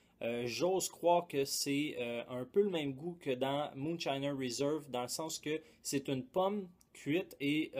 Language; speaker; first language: French; native; French